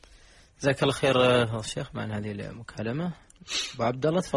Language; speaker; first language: Arabic; native; Arabic